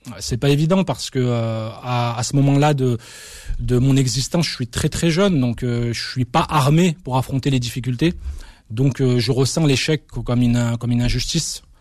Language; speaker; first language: French; early bilingual, other home language; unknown